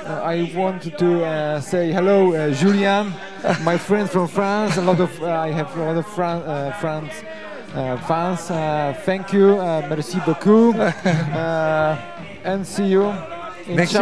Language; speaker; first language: English; non-native, learner; Polish